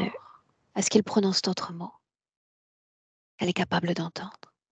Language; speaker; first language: French; native; French